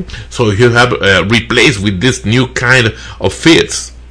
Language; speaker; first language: English; non-native, fluent; Spanish